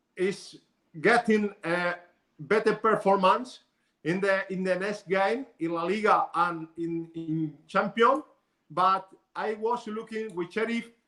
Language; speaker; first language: English; non-native, learner; Spanish